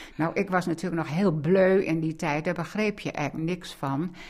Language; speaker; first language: Dutch; native; Dutch